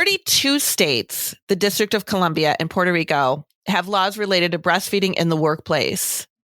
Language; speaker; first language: English; native; English